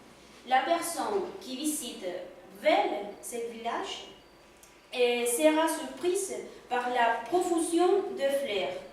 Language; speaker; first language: French; non-native, learner; Spanish